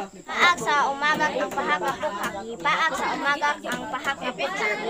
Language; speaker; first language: Cebuano; native; Cebuano